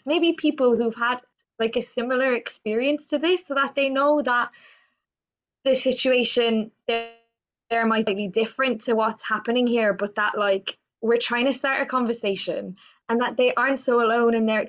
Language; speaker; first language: English; native; English